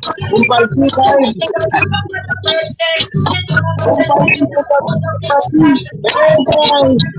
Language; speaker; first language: Spanish; non-native, learner; Haitian Creole